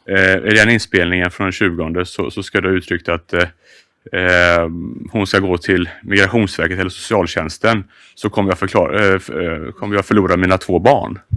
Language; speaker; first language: Swedish; native; Swedish